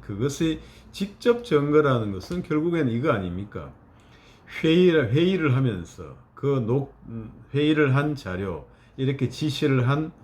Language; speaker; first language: Korean; native; Korean